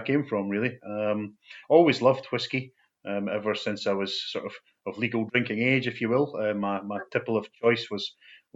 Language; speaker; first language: English; native; English